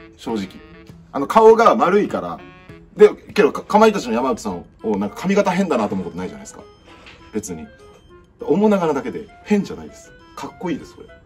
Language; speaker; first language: Japanese; native; Japanese